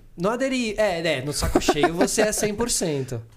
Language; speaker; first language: Portuguese; early bilingual, other home language; Spanish